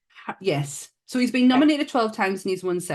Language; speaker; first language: English; native; English